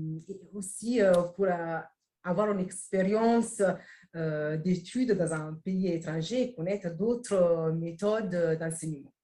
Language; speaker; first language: French; non-native, fluent; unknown